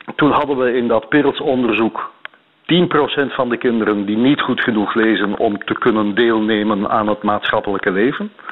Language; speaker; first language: Dutch; native; Dutch